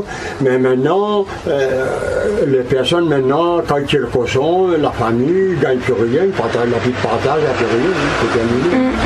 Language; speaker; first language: French; non-native, local second language; Réunion Creole French